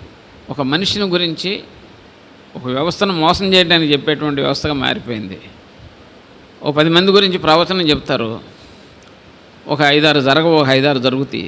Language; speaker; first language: Telugu; native; Telugu